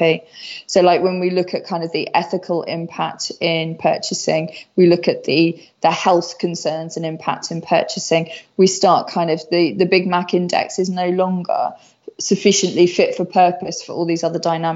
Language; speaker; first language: English; native; English